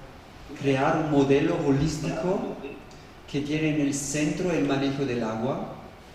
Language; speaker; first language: Spanish; non-native, fluent; German